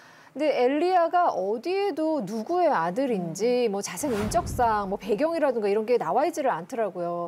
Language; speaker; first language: Korean; native; Korean